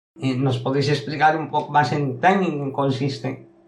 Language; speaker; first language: Spanish; native; Spanish